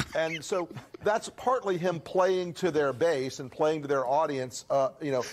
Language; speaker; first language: English; native; English